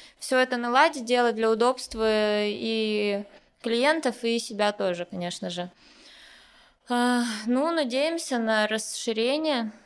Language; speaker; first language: Russian; native; Russian